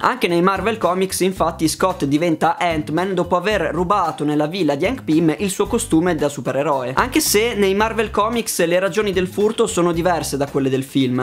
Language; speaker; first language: Italian; native; Italian